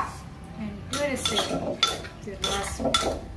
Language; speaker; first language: English; non-native, learner; Lao